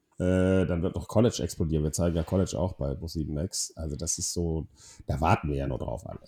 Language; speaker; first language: German; non-native, fluent; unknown